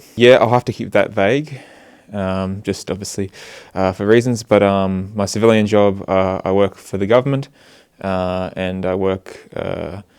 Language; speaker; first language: English; native; English